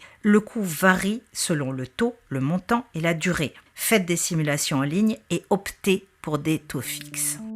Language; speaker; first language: French; native; French